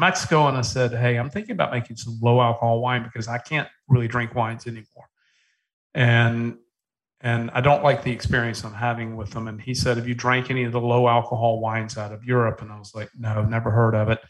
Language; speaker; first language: English; native; English